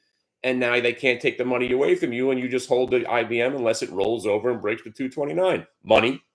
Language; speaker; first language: English; native; English